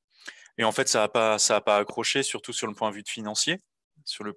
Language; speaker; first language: French; native; French